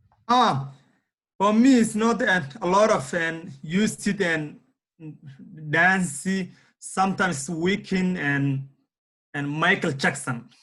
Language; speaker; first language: English; non-native, learner; Somali